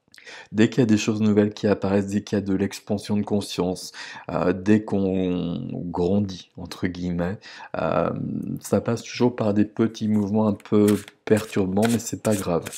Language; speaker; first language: French; native; French